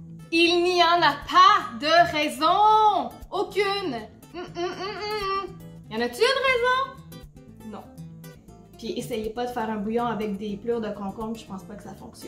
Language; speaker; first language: French; native; French